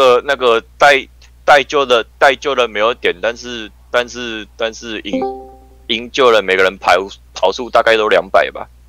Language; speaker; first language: Chinese; native; Chinese